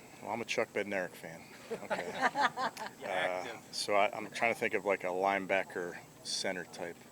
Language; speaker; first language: English; native; English